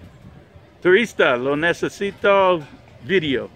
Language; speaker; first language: Spanish; non-native, learner; English